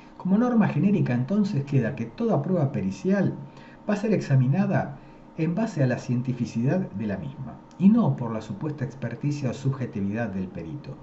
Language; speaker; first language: Spanish; native; Spanish